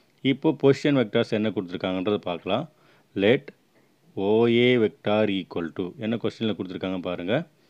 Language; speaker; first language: Tamil; native; Tamil